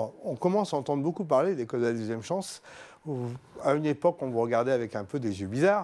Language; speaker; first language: French; native; French